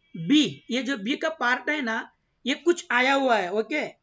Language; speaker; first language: Hindi; non-native, local second language; Marathi